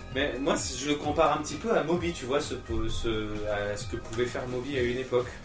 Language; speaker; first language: French; native; French